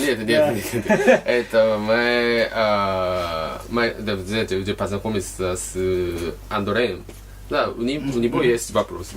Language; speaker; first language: Russian; non-native, learner; Japanese